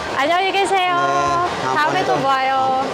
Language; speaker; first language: Korean; non-native, learner; Vietnamese